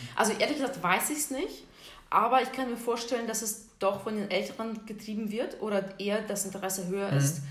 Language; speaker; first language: German; non-native, fluent; Russian